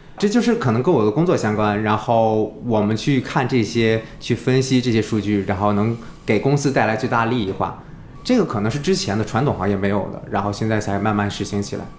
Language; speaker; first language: Chinese; native; Chinese